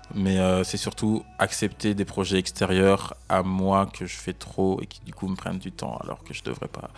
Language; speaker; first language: French; native; French